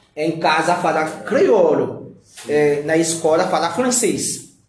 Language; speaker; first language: Portuguese; non-native, learner; Haitian Creole